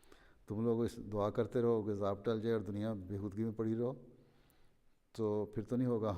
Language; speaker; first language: Urdu; native; Urdu